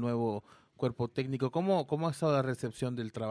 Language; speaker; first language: Spanish; native; Spanish